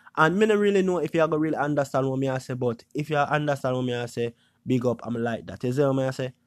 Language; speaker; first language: English; non-native, local second language; Jamaican Creole English